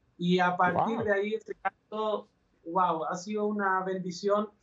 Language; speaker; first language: Spanish; native; Spanish